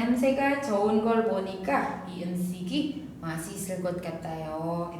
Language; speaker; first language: Korean; non-native, fluent; Indonesian